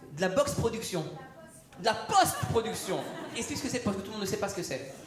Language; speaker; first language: French; early bilingual, other home language; Persian